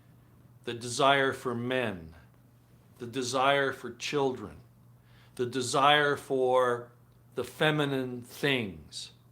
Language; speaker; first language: English; native; English